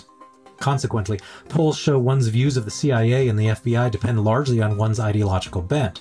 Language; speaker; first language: English; native; English